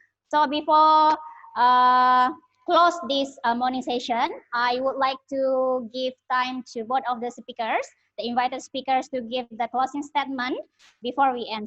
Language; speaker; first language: English; non-native, learner; Indonesian